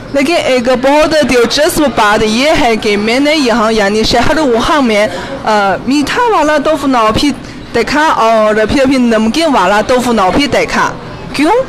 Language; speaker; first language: Urdu; non-native, fluent; Chinese